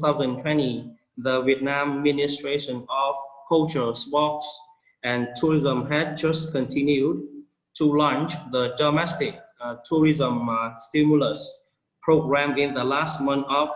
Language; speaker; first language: English; non-native, fluent; Vietnamese